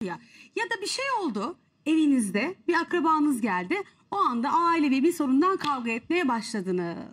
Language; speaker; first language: Turkish; native; Turkish